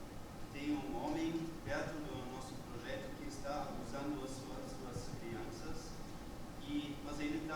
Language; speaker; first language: Portuguese; non-native, fluent; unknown